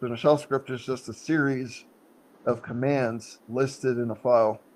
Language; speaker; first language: English; native; English